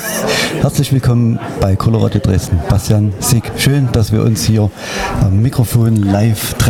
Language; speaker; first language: German; native; German